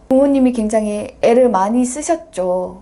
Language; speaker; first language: Korean; native; Korean